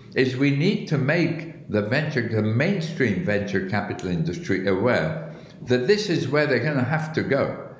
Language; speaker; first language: English; early bilingual, other home language; Arabic